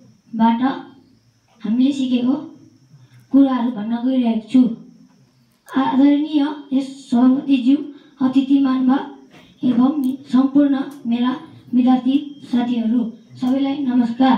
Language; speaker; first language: Nepali; native; Nepali